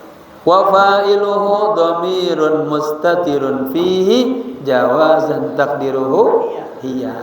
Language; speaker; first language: Arabic; non-native, fluent; Indonesian